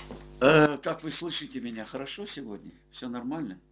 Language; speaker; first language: Russian; native; Russian